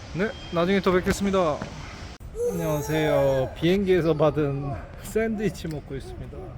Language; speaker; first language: Korean; native; Korean